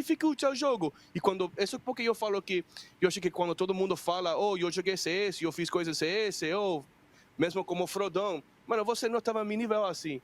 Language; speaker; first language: Portuguese; non-native, fluent; Spanish